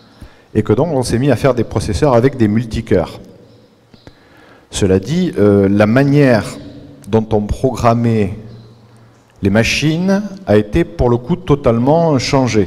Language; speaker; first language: French; native; French